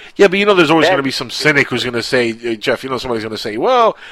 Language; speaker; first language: English; non-native, fluent; Spanish